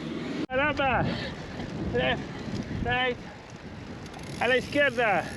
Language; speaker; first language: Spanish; non-native, learner; Italian